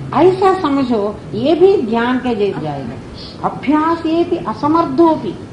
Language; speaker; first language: Hindi; non-native, local second language; Telugu